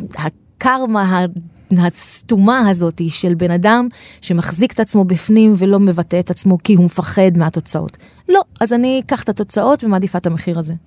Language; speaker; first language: Hebrew; non-native, local second language; Arabic